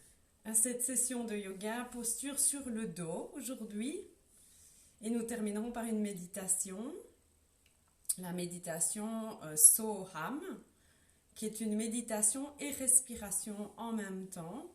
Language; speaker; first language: French; native; French